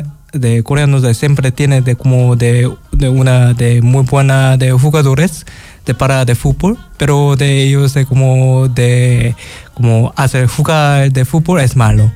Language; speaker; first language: Spanish; non-native, learner; Korean